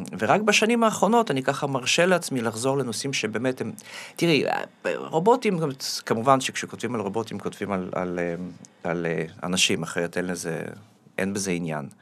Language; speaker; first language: Hebrew; early bilingual, other home language; Russian